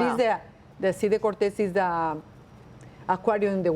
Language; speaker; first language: English; non-native, learner; Spanish